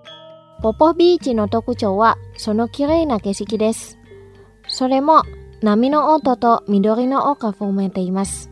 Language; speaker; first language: Japanese; non-native, fluent; Indonesian